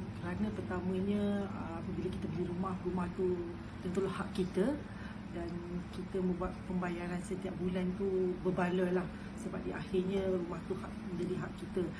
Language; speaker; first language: Malay; native; Malay